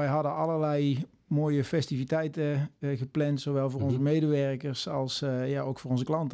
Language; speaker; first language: Dutch; native; Dutch